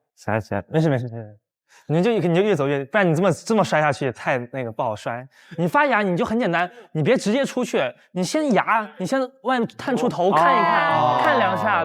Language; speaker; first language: Chinese; native; Chinese